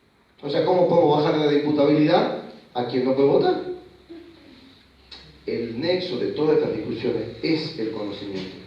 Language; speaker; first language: Spanish; native; Spanish